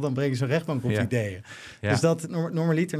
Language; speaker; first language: Dutch; native; Dutch